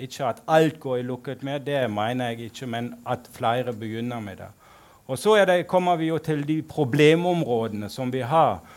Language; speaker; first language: Norwegian; non-native, fluent; German